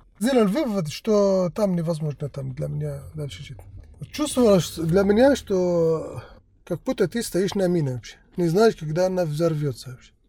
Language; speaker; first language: Russian; non-native, fluent; Arabic